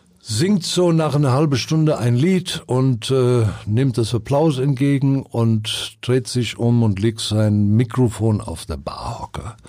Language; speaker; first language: German; non-native, fluent; English